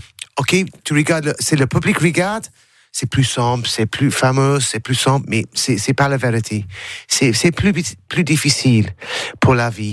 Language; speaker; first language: French; non-native, learner; English